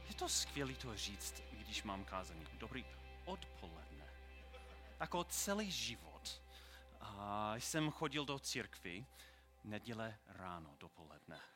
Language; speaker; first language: Czech; non-native, learner; English